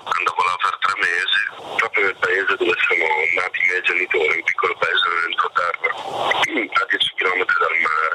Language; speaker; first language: Italian; early bilingual, other home language; Arabic